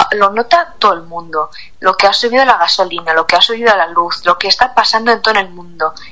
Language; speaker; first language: Spanish; non-native, fluent; Ukrainian